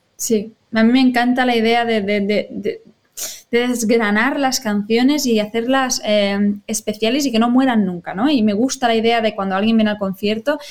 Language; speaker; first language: Spanish; native; Spanish